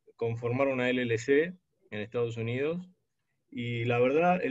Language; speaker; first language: Spanish; native; Spanish